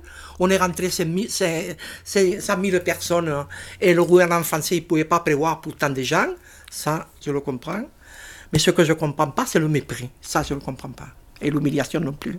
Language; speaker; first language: French; non-native, fluent; Spanish